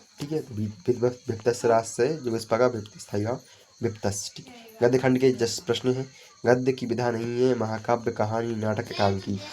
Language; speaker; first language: Hindi; native; Hindi